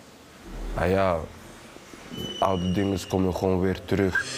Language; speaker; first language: Dutch; early bilingual, other home language; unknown